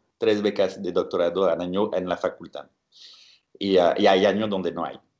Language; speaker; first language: Spanish; non-native, fluent; French